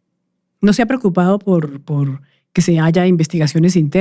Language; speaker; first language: Spanish; native; Spanish